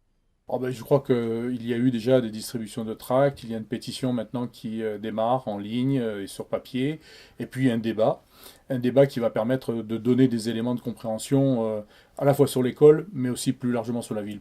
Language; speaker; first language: French; native; French